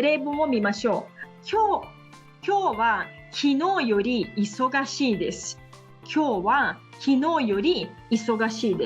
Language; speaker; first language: Japanese; non-native, fluent; Portuguese